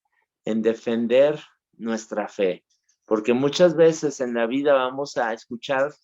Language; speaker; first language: Spanish; native; Spanish